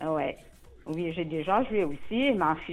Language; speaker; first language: French; non-native, local second language; Morisyen